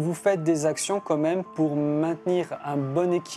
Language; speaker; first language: French; native; French